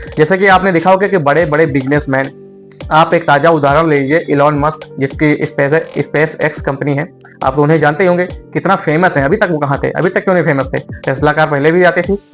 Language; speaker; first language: Hindi; native; Hindi